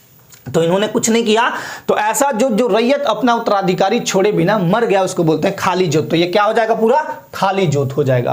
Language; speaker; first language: Hindi; native; Hindi